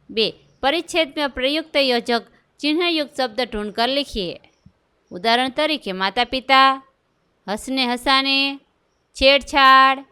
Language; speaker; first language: Hindi; non-native, local second language; Gujarati